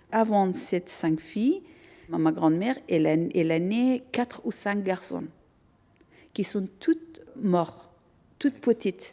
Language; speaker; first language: French; non-native, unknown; Persian